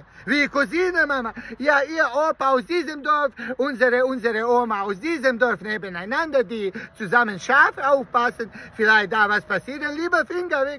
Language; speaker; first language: German; non-native, learner; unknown